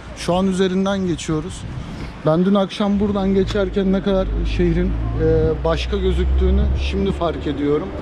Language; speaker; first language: Turkish; native; Turkish